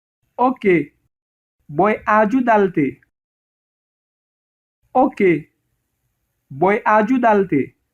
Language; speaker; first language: Spanish; non-native, learner; Haitian Creole